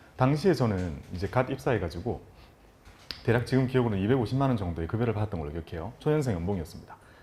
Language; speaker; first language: Korean; native; Korean